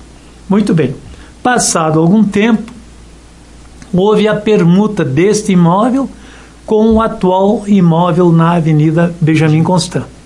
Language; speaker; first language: Portuguese; native; Portuguese